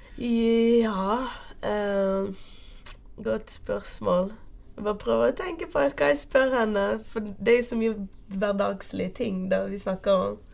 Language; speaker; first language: Norwegian; early bilingual, other home language; Portuguese